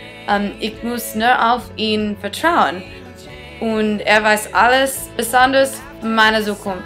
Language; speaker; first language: German; non-native, learner; English